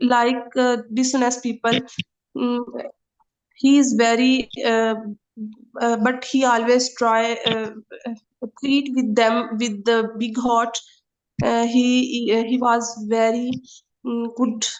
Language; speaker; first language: English; non-native, learner; Urdu